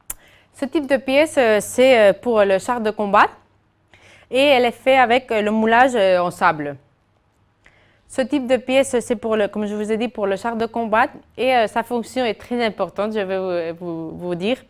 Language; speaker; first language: French; non-native, fluent; Spanish